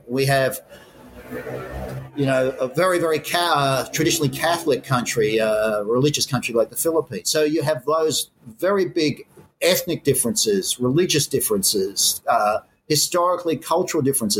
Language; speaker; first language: English; native; English